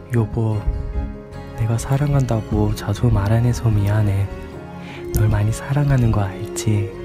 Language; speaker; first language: Korean; non-native, learner; English